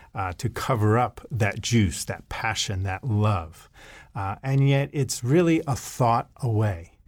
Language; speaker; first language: English; native; English